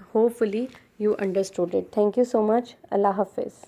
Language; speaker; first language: English; non-native, local second language; Urdu